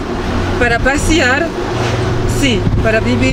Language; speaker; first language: Spanish; non-native, learner; French